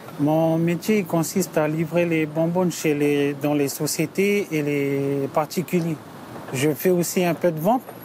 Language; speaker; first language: French; native; French